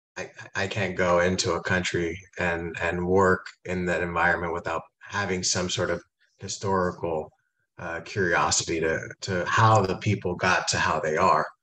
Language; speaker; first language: English; native; English